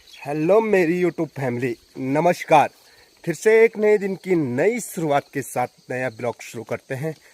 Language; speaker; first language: Hindi; non-native, local second language; Garhwali